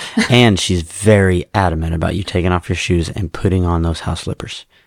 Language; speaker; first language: English; native; English